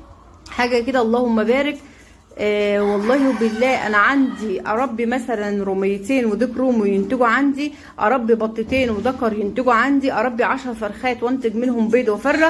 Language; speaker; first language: Arabic; native; Arabic